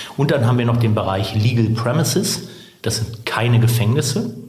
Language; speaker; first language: German; native; German